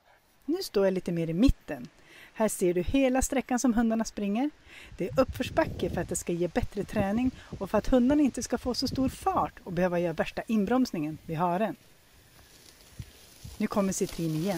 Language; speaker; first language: Swedish; native; Swedish